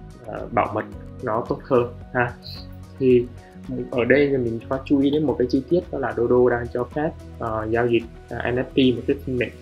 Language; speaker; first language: Vietnamese; native; Vietnamese